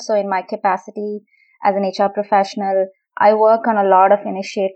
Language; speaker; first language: English; non-native, local second language; Tamil